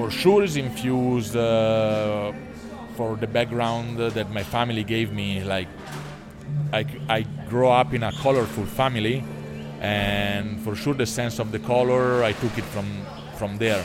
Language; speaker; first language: English; non-native, fluent; Italian